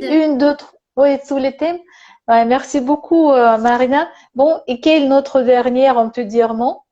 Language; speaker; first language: French; non-native, learner; Russian